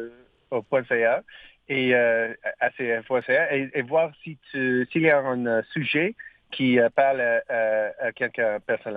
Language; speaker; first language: French; non-native, learner; English